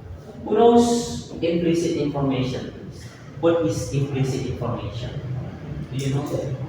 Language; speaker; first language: English; non-native, fluent; Indonesian